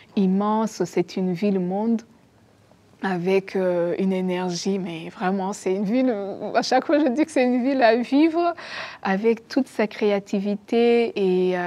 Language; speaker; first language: French; non-native, local second language; Kinyarwanda